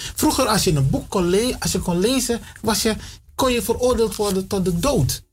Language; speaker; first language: Dutch; non-native, local second language; Sranan Tongo